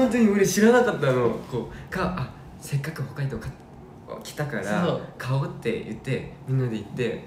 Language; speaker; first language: Japanese; non-native, fluent; Korean